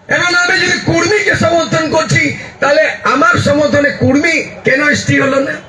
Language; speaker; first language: Bangla; non-native, local second language; Santali